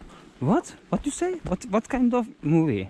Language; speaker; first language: English; non-native, learner; Turkish